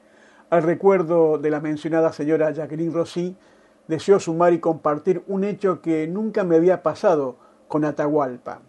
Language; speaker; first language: Spanish; native; Spanish